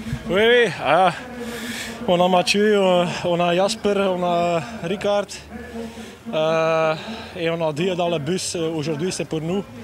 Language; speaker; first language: French; non-native, learner; Dutch